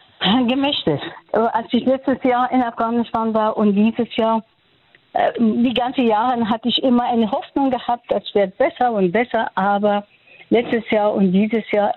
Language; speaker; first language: German; non-native, fluent; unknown